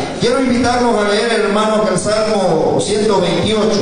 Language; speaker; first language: Spanish; native; Spanish